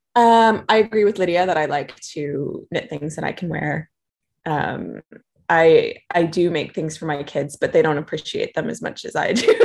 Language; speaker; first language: English; native; English